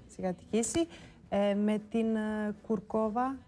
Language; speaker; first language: Greek; non-native, fluent; Serbian